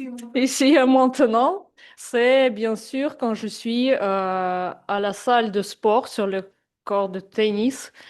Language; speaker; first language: French; non-native, fluent; Russian